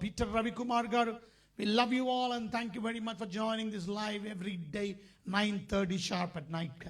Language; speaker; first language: English; non-native, local second language; Telugu